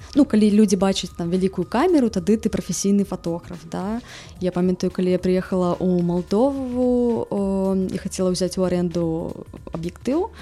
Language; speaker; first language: Belarusian; native; Belarusian